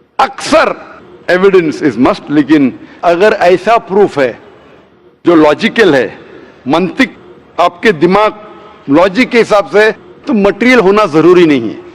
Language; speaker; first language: Hindi; non-native, local second language; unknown